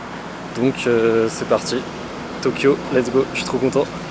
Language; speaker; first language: French; native; French